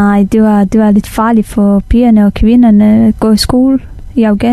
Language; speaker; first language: Danish; non-native, fluent; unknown